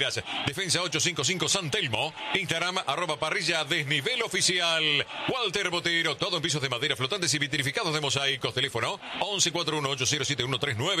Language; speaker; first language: Spanish; native; Spanish